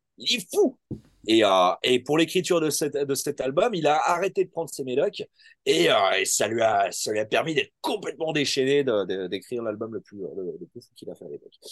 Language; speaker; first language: French; native; French